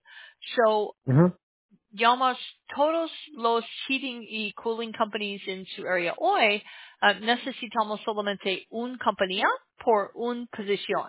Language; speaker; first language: Spanish; non-native, learner; English